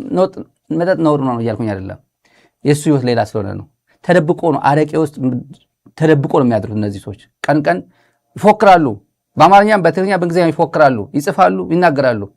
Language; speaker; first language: Amharic; non-native, local second language; Tigrinya